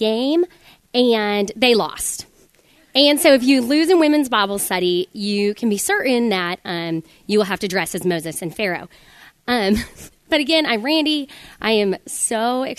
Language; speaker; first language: English; native; English